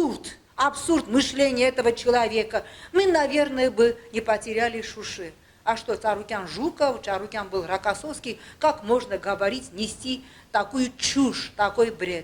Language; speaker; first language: Russian; non-native, local second language; Armenian